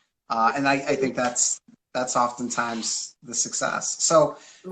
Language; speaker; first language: English; native; English